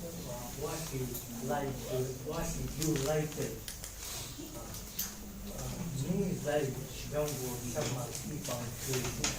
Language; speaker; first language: Chinese; non-native, learner; Bangla